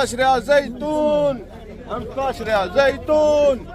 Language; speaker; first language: Arabic; non-native, learner; Punjabi